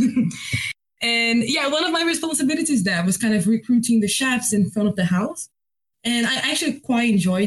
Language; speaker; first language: English; non-native, fluent; Portuguese